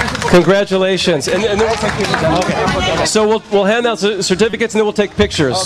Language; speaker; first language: English; native; English